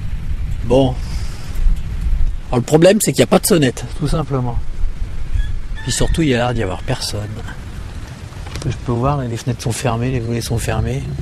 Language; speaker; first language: French; native; French